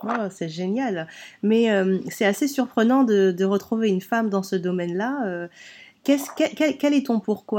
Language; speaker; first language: French; native; French